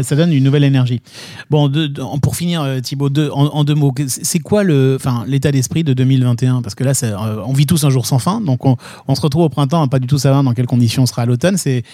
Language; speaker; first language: French; native; French